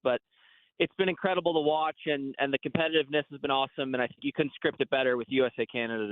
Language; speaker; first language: English; native; English